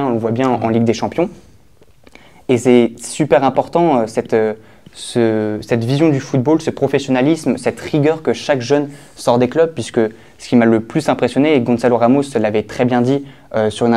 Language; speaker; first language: French; native; French